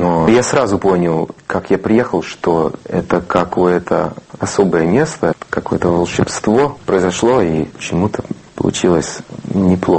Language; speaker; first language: Russian; non-native, fluent; English